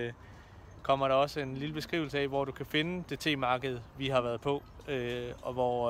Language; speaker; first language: Danish; native; Danish